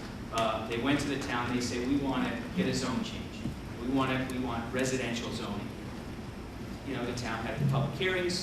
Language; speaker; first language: English; native; English